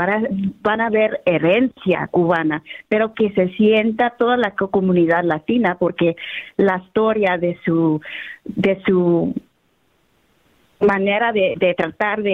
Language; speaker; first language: Spanish; early bilingual, heritage; Spanish